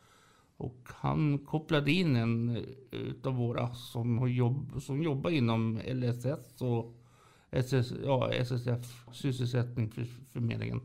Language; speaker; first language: Swedish; native; Swedish